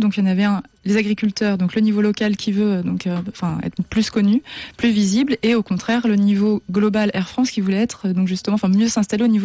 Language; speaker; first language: French; native; French